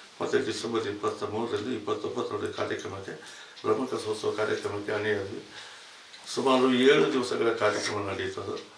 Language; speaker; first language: Kannada; native; Kannada